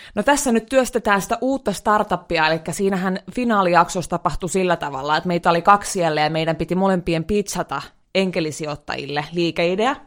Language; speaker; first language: Finnish; native; Finnish